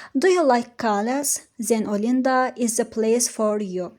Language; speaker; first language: English; non-native, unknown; Azerbaijani